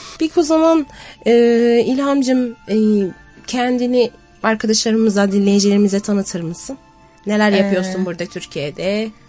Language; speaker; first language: Turkish; native; Turkish